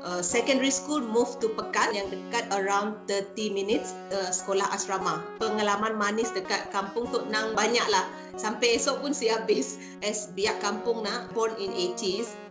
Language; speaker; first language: Malay; non-native, local second language; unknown